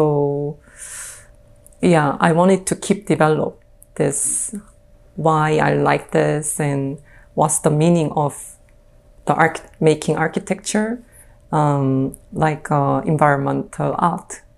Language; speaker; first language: English; non-native, fluent; Korean